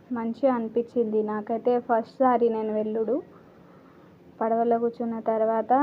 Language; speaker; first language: Telugu; non-native, learner; Marathi